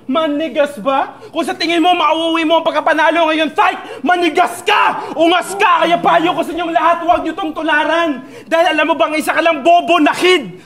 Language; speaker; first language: Filipino; non-native, local second language; Cebuano